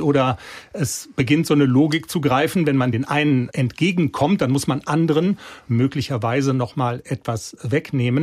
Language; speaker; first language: German; native; German